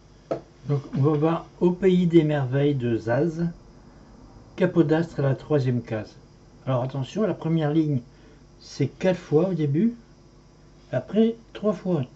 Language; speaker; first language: French; native; French